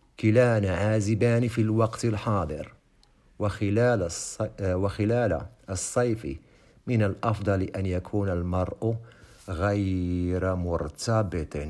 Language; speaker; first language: Arabic; non-native, fluent; Indonesian